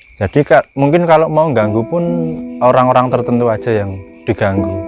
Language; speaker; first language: Indonesian; native; Indonesian